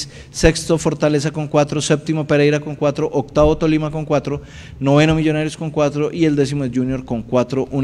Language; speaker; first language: Spanish; native; Spanish